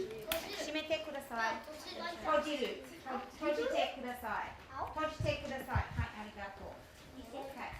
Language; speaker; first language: Japanese; non-native, fluent; English